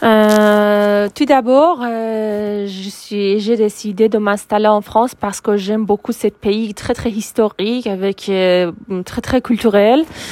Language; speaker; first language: French; non-native, learner; Persian